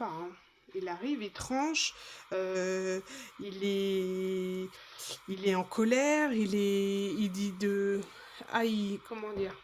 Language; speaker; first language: French; native; French